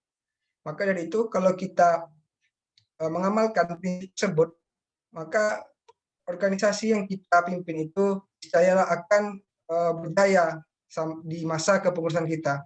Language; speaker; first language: Indonesian; native; Indonesian